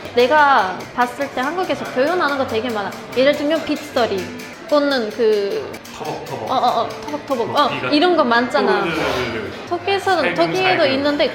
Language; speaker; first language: Korean; non-native, fluent; Turkish